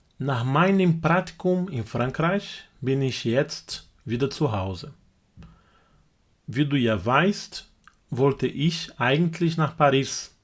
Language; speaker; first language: German; non-native, fluent; Portuguese